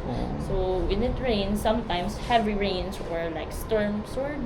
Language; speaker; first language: English; non-native, local second language; Filipino